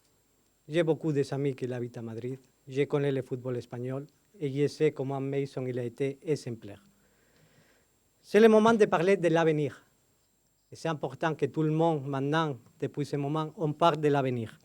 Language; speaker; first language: French; non-native, fluent; Spanish